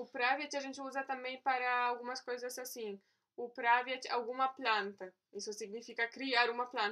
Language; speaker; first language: Portuguese; non-native, fluent; Polish